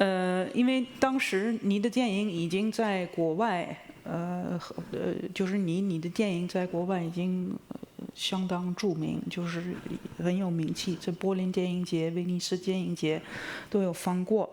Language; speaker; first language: Chinese; non-native, fluent; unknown